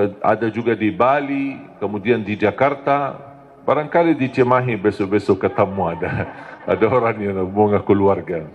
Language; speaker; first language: Malay; non-native, fluent; Arabic